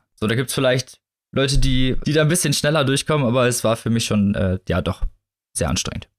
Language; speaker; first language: German; native; German